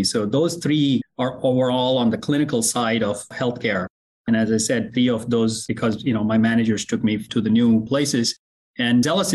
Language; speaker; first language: English; non-native, local second language; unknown